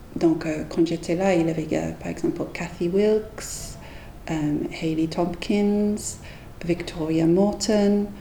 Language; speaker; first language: French; non-native, fluent; English